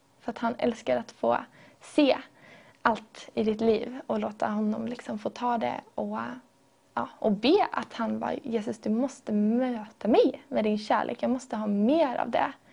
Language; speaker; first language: Swedish; native; Swedish